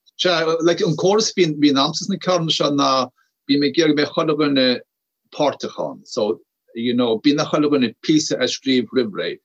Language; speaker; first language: Irish; native; Irish